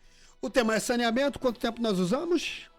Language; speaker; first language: Portuguese; native; Portuguese